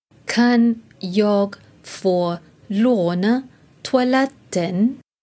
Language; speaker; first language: Swedish; non-native, learner; Malay